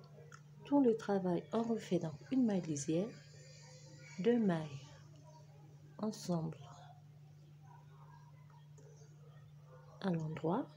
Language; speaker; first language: French; native; French